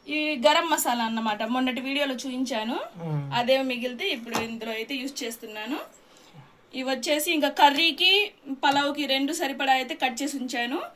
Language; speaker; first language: Telugu; non-native, local second language; Urdu